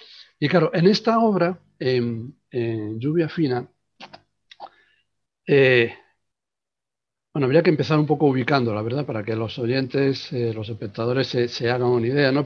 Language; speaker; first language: Spanish; native; Spanish